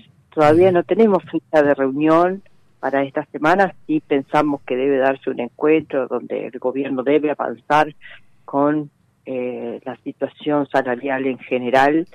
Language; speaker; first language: Spanish; native; Spanish